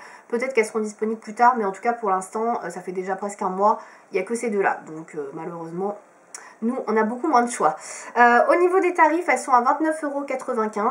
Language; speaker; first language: French; native; French